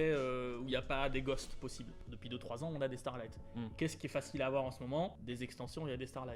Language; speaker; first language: French; native; French